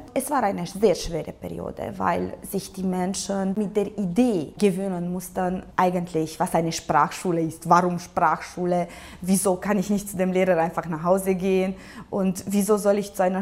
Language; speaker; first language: German; non-native, local second language; Romanian